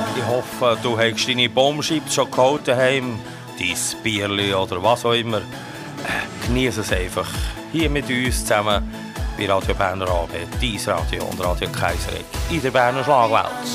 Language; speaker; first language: German; native; German